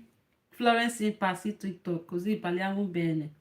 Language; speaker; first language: Italian; non-native, learner; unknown